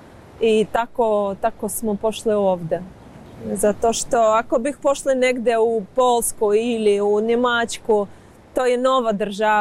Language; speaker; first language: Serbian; non-native, learner; Ukrainian